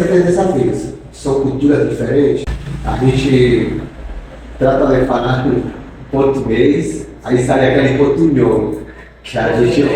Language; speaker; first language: Portuguese; non-native, fluent; Spanish